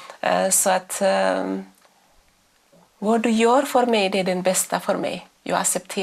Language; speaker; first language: Swedish; non-native, fluent; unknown